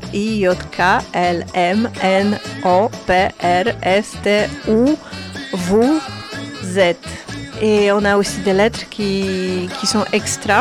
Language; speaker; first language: French; non-native, fluent; Polish